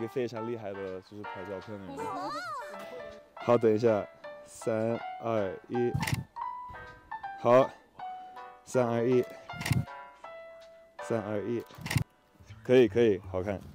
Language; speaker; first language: Chinese; non-native, fluent; English